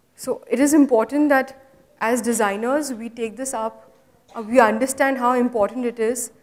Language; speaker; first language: English; non-native, local second language; Hindi